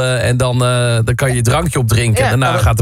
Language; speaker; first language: Dutch; native; Dutch